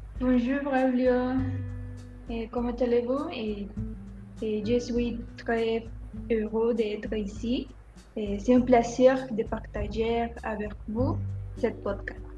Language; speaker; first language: French; non-native, learner; Spanish